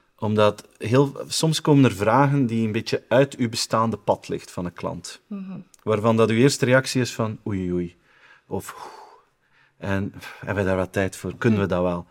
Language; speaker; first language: Dutch; native; Dutch